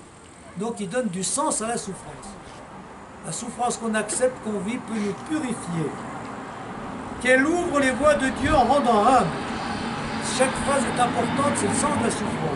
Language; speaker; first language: French; native; French